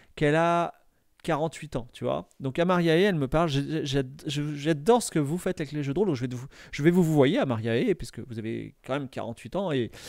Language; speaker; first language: French; native; French